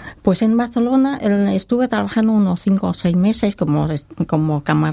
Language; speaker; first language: Spanish; non-native, learner; Khmer